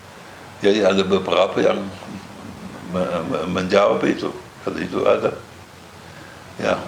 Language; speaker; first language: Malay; non-native, fluent; Dutch